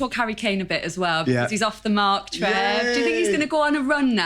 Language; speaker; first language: English; native; English